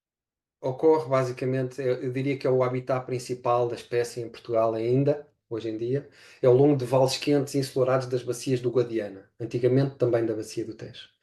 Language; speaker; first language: Portuguese; native; Portuguese